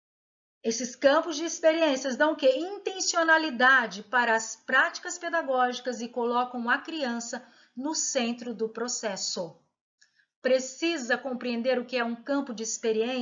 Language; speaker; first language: Portuguese; native; Portuguese